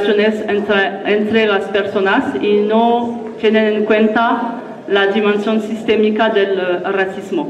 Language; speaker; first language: Spanish; non-native, learner; French